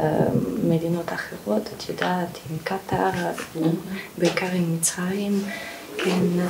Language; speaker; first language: Hebrew; non-native, fluent; Russian